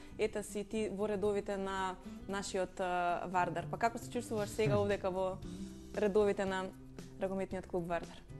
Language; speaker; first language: Macedonian; native; Macedonian